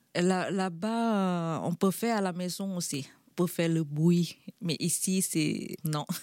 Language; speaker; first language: French; non-native, learner; Thai